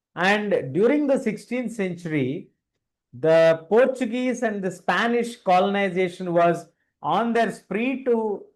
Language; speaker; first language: English; non-native, local second language; Telugu